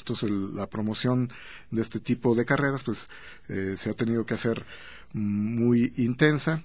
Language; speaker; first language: Spanish; native; Spanish